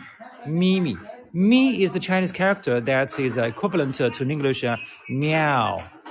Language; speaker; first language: English; non-native, fluent; Chinese